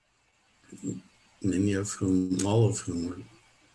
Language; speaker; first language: English; native; English